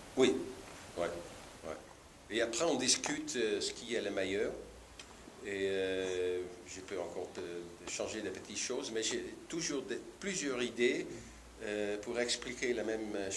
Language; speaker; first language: French; non-native, learner; Dutch